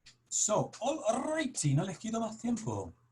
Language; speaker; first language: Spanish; native; Spanish